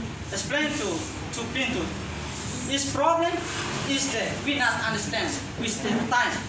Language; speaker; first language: English; non-native, learner; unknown